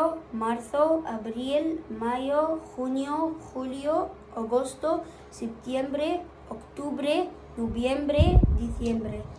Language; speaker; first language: Spanish; non-native, learner; Arabic